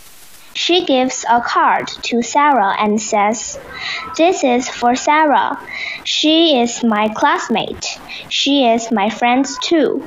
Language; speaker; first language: English; non-native, learner; Chinese